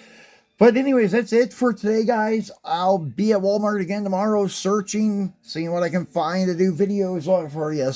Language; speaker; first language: English; native; English